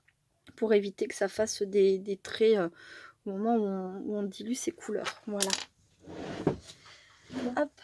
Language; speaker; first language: French; native; French